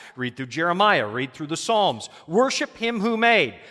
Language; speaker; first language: English; native; English